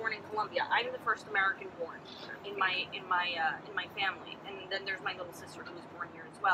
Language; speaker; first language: English; native; English